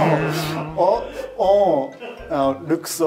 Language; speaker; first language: English; non-native, learner; Japanese